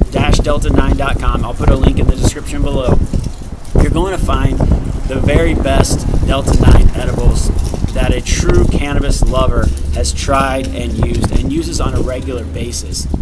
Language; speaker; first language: English; native; English